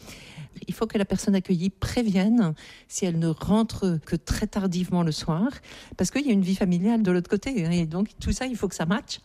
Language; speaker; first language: French; native; French